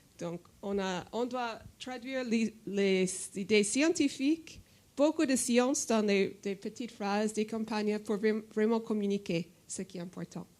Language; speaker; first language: French; non-native, fluent; English